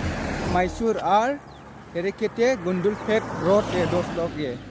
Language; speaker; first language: Hindi; non-native, local second language; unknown